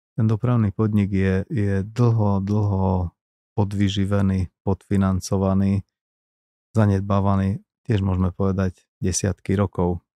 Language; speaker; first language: Slovak; non-native, local second language; Hungarian